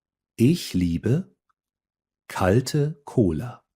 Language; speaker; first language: German; non-native, fluent; English